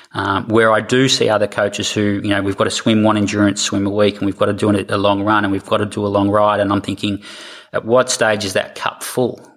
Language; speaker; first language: English; native; English